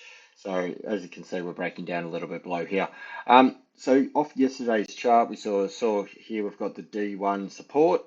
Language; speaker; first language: English; native; English